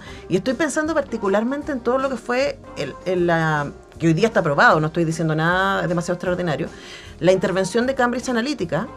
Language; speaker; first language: Spanish; native; Spanish